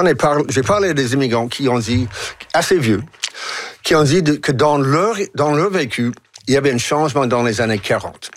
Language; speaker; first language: French; non-native, local second language; English